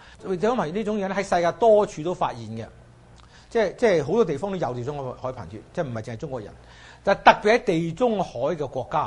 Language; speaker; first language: Chinese; native; Chinese